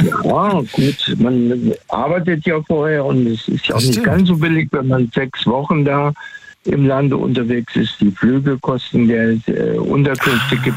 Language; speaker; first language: German; native; German